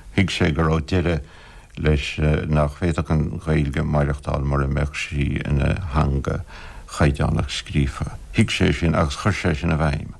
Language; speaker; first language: Irish; non-native, local second language; English